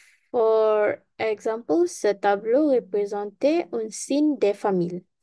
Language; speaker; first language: French; non-native, learner; Malay